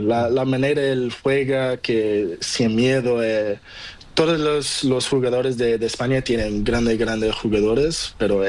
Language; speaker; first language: Spanish; non-native, learner; Portuguese